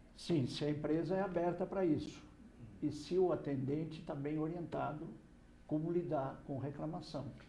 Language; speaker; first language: Portuguese; non-native, fluent; German